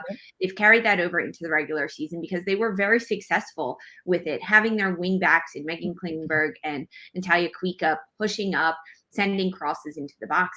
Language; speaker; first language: English; native; English